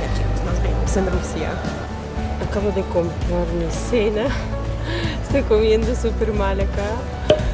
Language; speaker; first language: Spanish; non-native, fluent; Russian